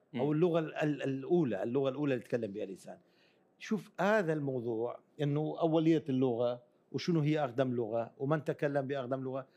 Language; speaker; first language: Arabic; early bilingual, other home language; Kurdish